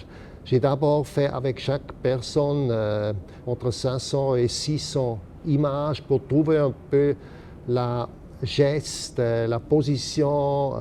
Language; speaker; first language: French; non-native, fluent; German